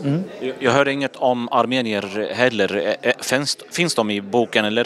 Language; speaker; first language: Swedish; non-native, fluent; Assyrian Neo-Aramaic